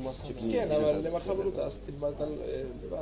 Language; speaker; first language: Hebrew; non-native, learner; Spanish